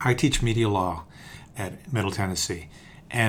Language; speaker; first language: English; native; English